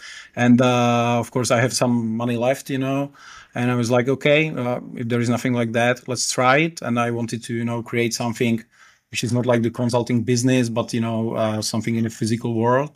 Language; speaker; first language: English; non-native, fluent; Czech